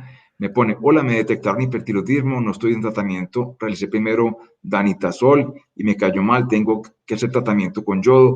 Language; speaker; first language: Spanish; native; Spanish